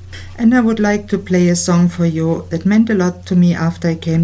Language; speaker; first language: English; non-native, fluent; German